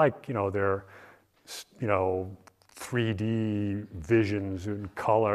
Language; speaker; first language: English; native; English